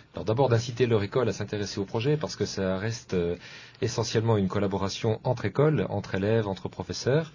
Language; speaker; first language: French; native; French